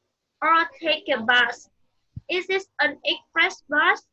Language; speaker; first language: English; non-native, fluent; Vietnamese